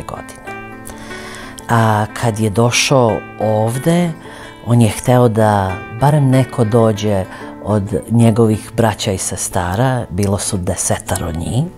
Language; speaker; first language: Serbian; early bilingual, other home language; Croatian